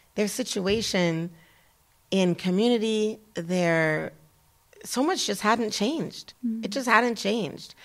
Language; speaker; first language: English; native; English